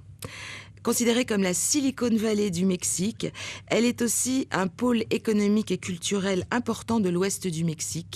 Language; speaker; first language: French; native; French